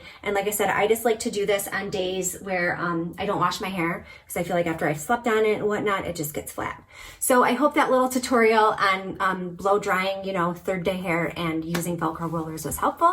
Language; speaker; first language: English; native; English